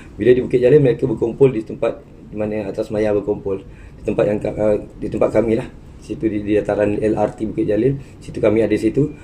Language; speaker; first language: Malay; native; Malay